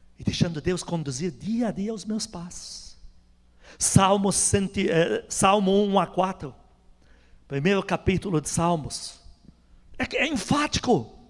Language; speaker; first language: Portuguese; non-native, fluent; Arabic